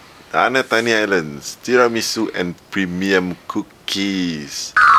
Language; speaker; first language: English; non-native, local second language; Malay